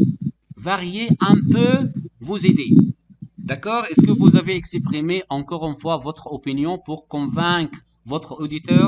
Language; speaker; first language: French; non-native, fluent; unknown